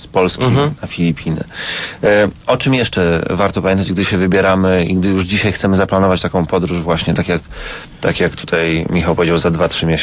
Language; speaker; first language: Polish; native; Polish